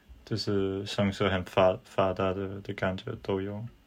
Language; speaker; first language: Chinese; non-native, fluent; Swedish